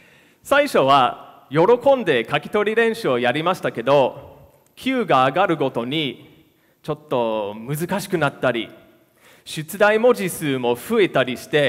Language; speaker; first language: Japanese; non-native, fluent; English